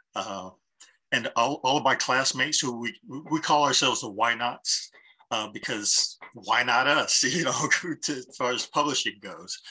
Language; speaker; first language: English; native; English